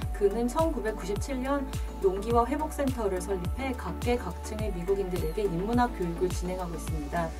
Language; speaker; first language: Korean; native; Korean